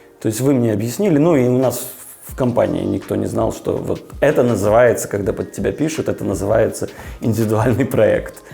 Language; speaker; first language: Russian; native; Russian